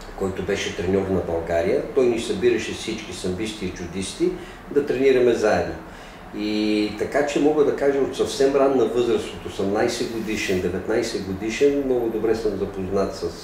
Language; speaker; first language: Bulgarian; native; Bulgarian